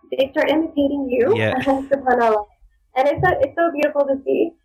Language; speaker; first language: English; native; English